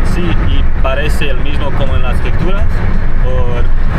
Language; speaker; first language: Spanish; non-native, learner; English